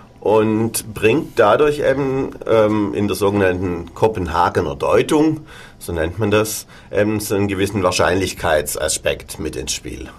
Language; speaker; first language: German; native; German